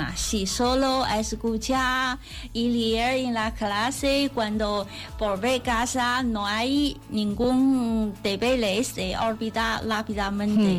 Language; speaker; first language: Spanish; non-native, learner; Chinese